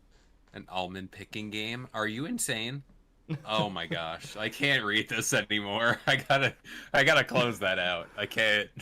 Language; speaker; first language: English; native; English